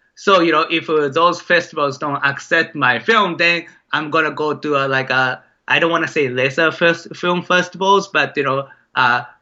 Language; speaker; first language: English; non-native, fluent; Japanese